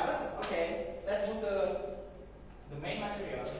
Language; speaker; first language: English; non-native, fluent; Indonesian